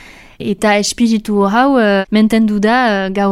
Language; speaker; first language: Basque; non-native, local second language; French